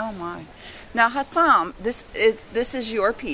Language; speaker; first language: English; native; English